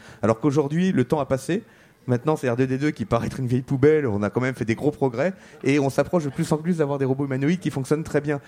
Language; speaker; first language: French; native; French